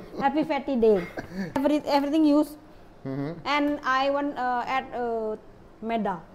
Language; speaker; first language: English; non-native, learner; Indonesian